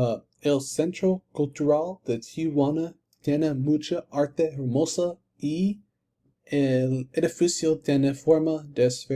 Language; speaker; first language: Spanish; non-native, learner; English